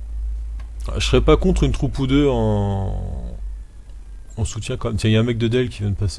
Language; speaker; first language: French; native; French